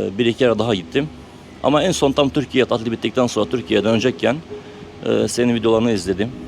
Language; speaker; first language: Turkish; native; Turkish